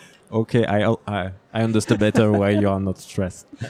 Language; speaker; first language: English; non-native, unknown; French